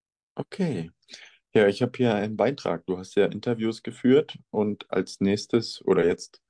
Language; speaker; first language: German; native; German